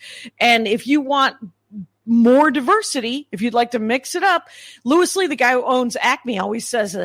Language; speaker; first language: English; native; English